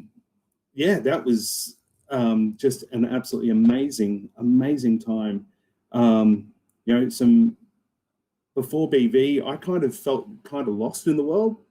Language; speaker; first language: English; native; English